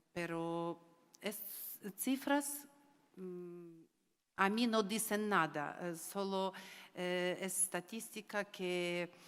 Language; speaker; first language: Spanish; non-native, learner; Ukrainian